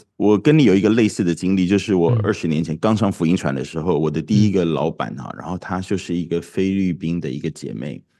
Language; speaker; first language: Chinese; native; Chinese